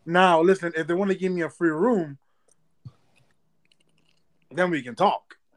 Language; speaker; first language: English; early bilingual, other home language; Spanish